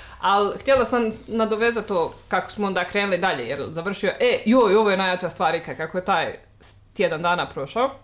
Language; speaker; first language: Bosnian; native; Bosnian